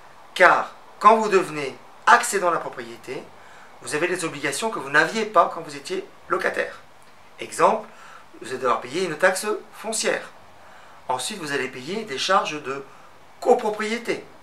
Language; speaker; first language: French; native; French